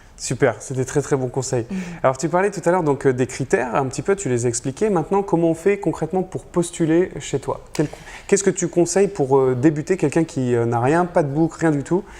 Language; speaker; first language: French; native; French